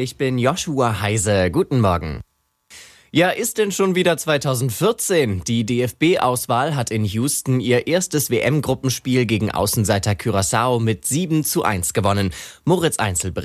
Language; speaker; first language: German; native; German